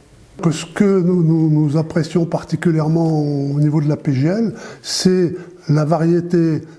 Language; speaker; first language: French; native; French